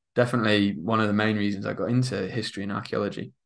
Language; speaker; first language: English; native; English